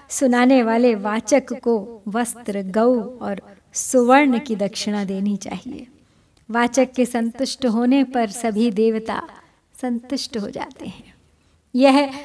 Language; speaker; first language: Hindi; native; Hindi